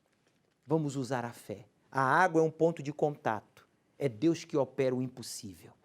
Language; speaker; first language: Portuguese; native; Portuguese